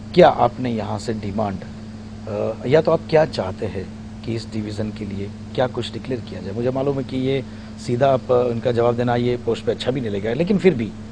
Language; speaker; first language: Hindi; non-native, local second language; Gujarati